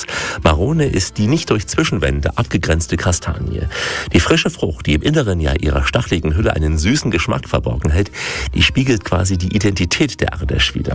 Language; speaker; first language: German; native; German